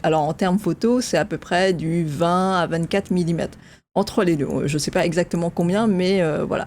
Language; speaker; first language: French; native; French